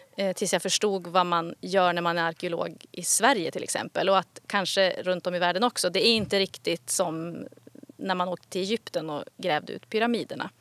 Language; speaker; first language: Swedish; native; Swedish